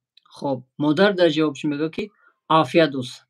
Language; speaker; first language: Persian; native; Persian